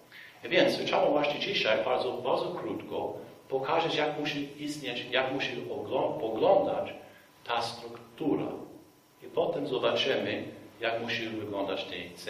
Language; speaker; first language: Polish; non-native, fluent; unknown